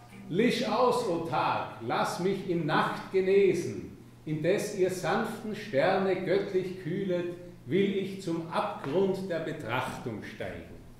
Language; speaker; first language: German; native; German